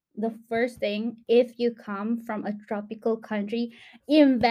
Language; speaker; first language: English; non-native, local second language; Malay